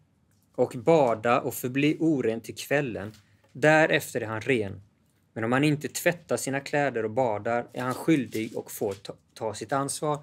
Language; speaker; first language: Swedish; native; Swedish